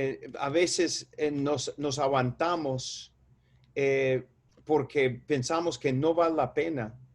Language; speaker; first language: Spanish; non-native, fluent; English